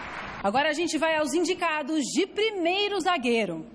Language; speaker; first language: Portuguese; native; Portuguese